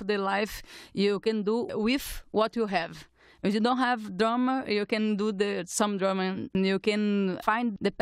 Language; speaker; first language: English; non-native, learner; Portuguese